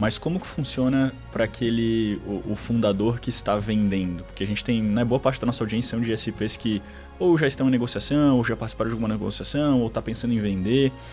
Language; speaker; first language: Portuguese; native; Portuguese